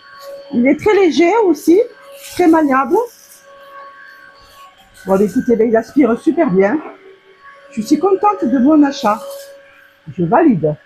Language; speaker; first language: French; native; French